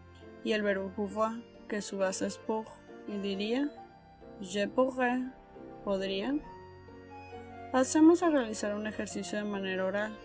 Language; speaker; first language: Spanish; native; Spanish